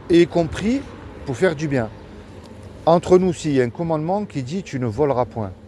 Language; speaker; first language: French; native; French